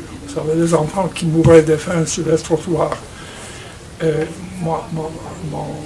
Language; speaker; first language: French; non-native, fluent; Polish